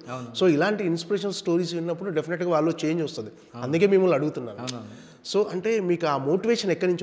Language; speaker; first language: Telugu; native; Telugu